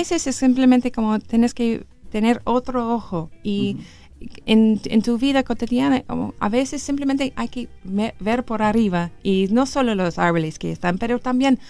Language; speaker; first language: Spanish; non-native, learner; English